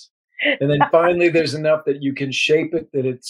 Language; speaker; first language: English; native; English